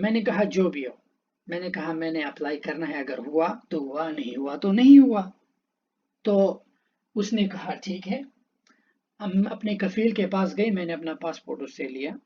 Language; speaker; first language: Urdu; non-native, local second language; Pashto